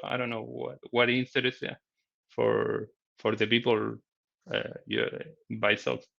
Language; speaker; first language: English; non-native, learner; Spanish